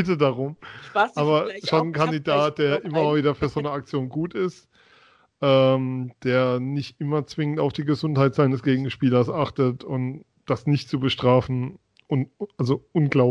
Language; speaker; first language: German; native; German